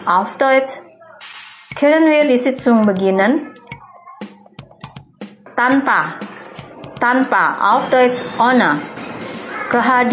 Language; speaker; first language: German; non-native, fluent; Indonesian